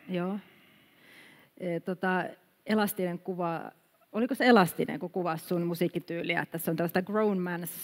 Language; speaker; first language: Finnish; native; Finnish